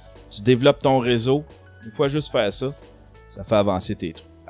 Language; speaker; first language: French; native; French